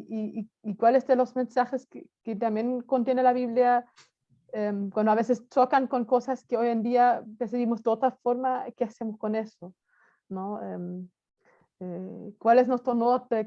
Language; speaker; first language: Spanish; non-native, fluent; German